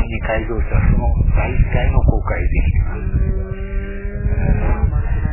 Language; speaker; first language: Japanese; native; Japanese